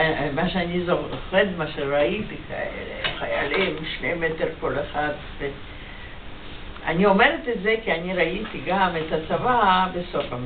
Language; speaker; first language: Hebrew; non-native, fluent; Yiddish